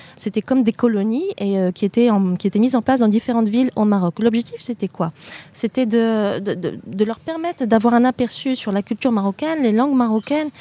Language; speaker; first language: French; native; French